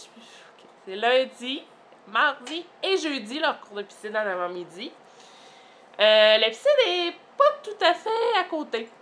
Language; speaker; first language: French; native; French